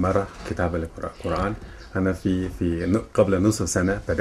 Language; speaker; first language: Arabic; non-native, learner; Chinese